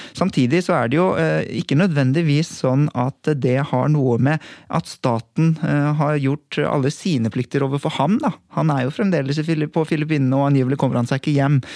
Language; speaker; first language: Norwegian; native; Norwegian